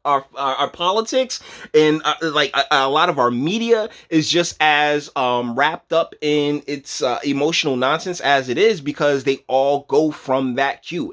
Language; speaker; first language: English; native; English